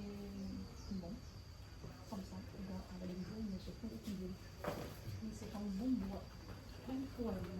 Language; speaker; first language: French; non-native, fluent; Vietnamese